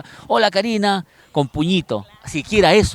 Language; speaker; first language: Spanish; native; Spanish